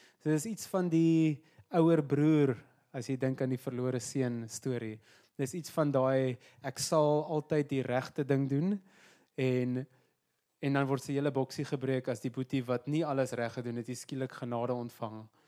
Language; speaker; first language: Afrikaans; native; Afrikaans